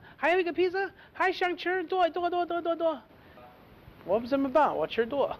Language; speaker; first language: Chinese; non-native, learner; English